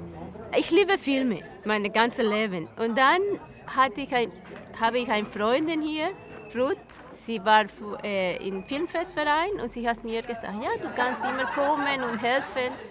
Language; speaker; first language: German; non-native, learner; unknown